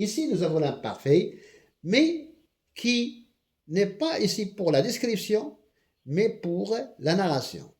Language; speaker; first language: French; non-native, local second language; Arabic